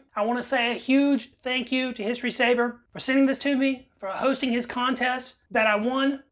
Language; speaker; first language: English; native; English